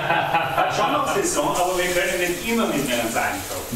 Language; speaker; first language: German; native; German